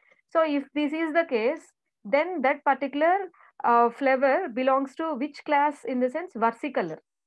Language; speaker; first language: English; non-native, local second language; Telugu